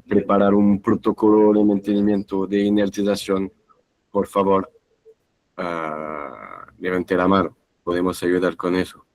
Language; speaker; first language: Spanish; non-native, fluent; French